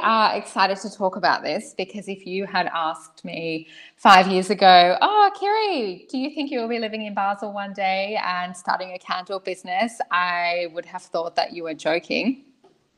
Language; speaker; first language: English; native; English